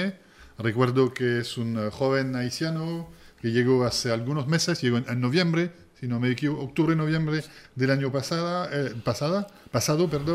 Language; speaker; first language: Spanish; native; Spanish